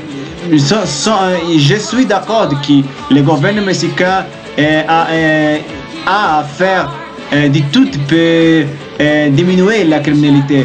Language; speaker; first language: French; non-native, learner; Spanish